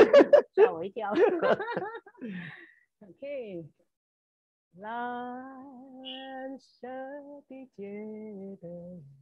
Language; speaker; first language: Chinese; native; Chinese